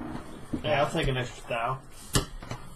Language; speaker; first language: English; native; English